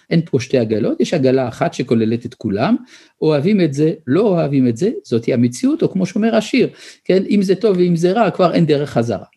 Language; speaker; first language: Hebrew; early bilingual, other home language; French